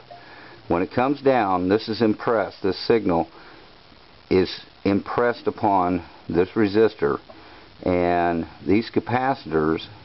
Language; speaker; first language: English; native; English